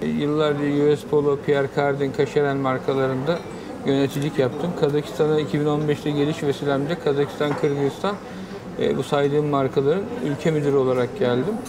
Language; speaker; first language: Turkish; native; Turkish